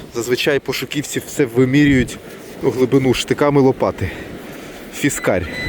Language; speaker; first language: Ukrainian; non-native, local second language; Russian